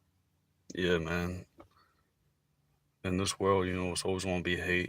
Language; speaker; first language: English; native; English